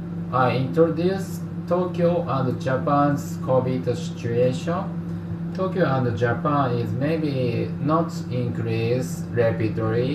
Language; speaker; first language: English; non-native, learner; Japanese